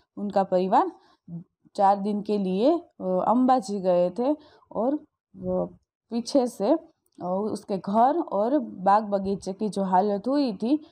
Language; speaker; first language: Hindi; non-native, local second language; Gujarati